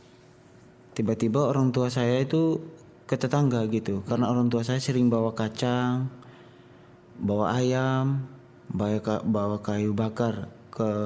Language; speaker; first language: Indonesian; non-native, local second language; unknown